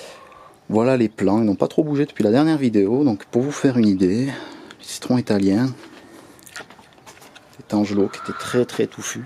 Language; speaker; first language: French; native; French